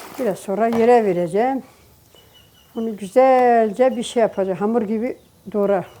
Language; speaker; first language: Turkish; native; Turkish